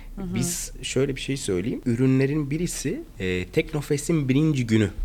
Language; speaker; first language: Turkish; non-native, fluent; Arabic